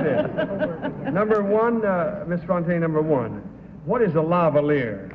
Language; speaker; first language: English; native; English